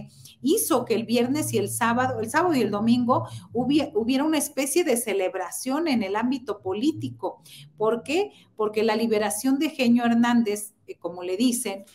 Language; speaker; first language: Spanish; native; Spanish